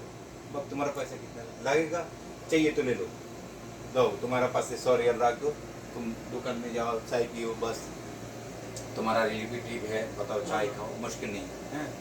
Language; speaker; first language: Hindi; non-native, learner; Bangla